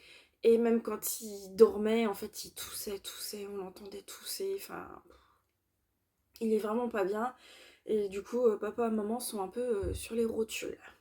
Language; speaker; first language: French; native; French